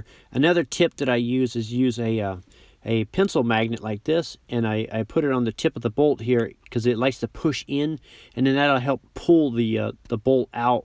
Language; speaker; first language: English; native; English